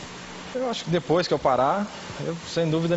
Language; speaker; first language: Portuguese; native; Portuguese